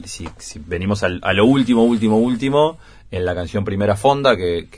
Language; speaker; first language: Spanish; native; Spanish